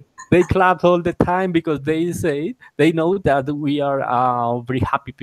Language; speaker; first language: English; non-native, learner; Spanish